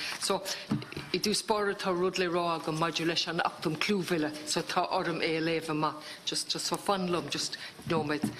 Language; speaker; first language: Irish; native; Irish